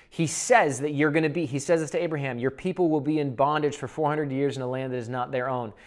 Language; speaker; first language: English; native; English